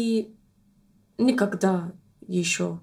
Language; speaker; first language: Russian; non-native, learner; English